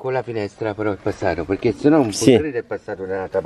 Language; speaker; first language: Italian; native; Italian